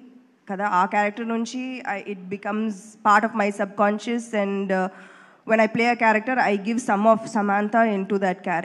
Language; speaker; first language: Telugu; non-native, fluent; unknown